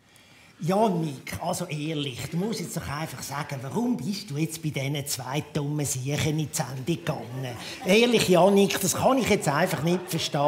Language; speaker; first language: German; native; German